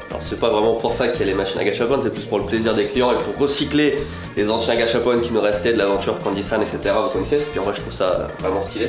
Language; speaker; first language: French; native; French